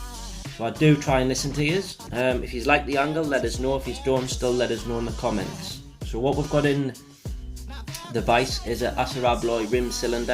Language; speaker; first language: English; native; English